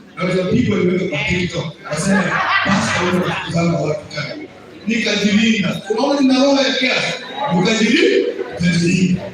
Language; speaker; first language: Swahili; non-native, local second language; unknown